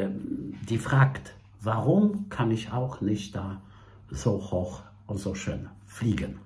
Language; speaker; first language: German; non-native, fluent; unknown